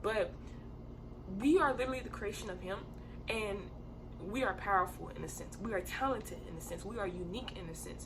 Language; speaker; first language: English; native; English